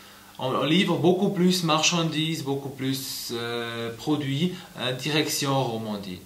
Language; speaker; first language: French; non-native, local second language; German